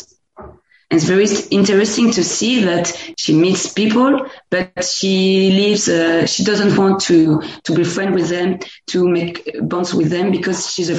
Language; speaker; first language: English; non-native, fluent; French